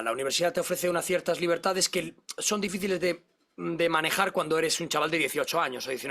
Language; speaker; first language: Spanish; native; Spanish